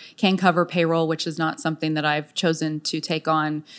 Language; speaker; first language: English; native; English